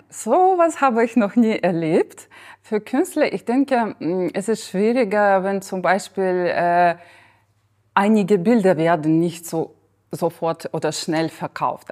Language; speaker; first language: German; non-native, fluent; Ukrainian